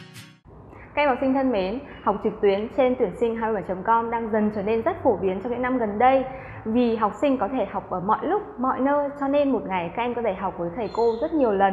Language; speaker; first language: Vietnamese; native; Vietnamese